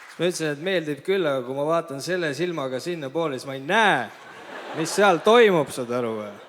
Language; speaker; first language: Estonian; early bilingual, other home language; Armenian